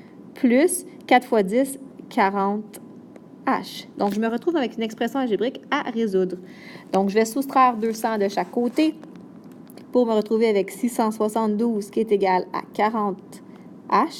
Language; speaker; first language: French; native; French